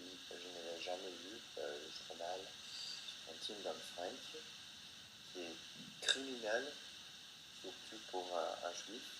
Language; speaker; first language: French; non-native, fluent; English